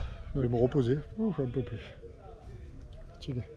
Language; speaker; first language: French; native; French